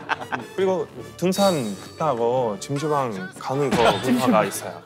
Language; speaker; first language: Korean; non-native, learner; English